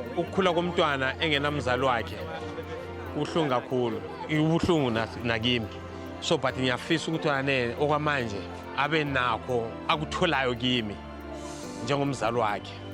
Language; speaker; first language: Zulu; early bilingual, other home language; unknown